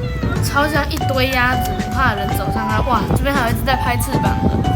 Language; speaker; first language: Chinese; native; Chinese